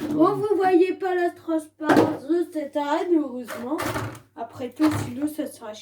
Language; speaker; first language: French; native; French